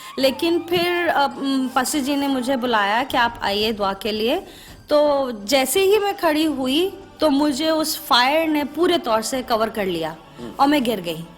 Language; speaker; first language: Urdu; native; Urdu